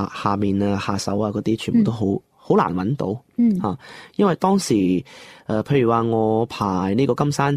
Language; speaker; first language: Cantonese; non-native, local second language; Chinese